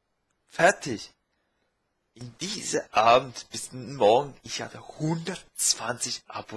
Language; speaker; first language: German; non-native, fluent; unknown